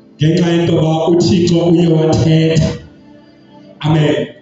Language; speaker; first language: Zulu; non-native, local second language; Xhosa